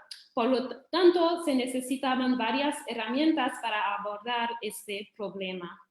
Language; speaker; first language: Spanish; non-native, fluent; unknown